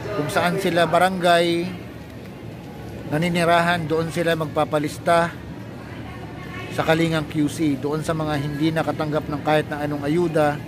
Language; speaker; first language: Filipino; native; Filipino